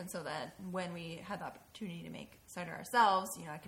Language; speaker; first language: English; native; English